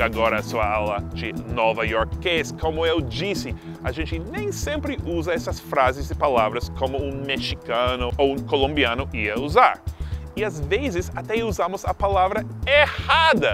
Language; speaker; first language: Portuguese; non-native, fluent; English